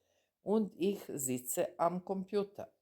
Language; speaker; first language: German; non-native, fluent; Serbian